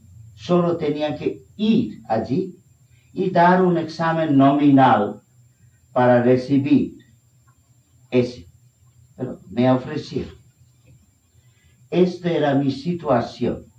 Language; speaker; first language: Spanish; non-native, fluent; Bangla